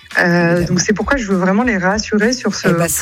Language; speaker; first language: French; native; French